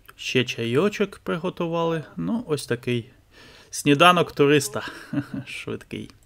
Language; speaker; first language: Ukrainian; non-native, local second language; Russian